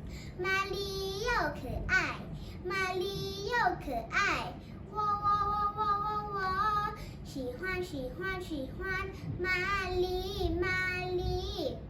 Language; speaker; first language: Chinese; non-native, learner; Thai